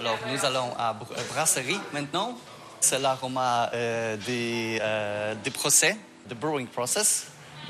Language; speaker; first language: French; non-native, learner; Polish